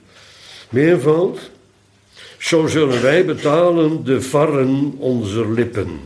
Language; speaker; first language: Dutch; native; Dutch